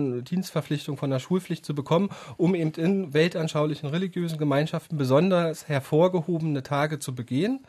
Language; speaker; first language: German; native; German